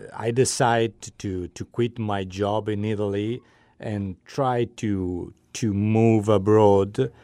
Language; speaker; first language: English; non-native, fluent; Italian